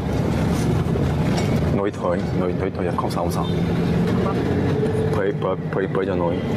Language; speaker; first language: Vietnamese; non-native, learner; Korean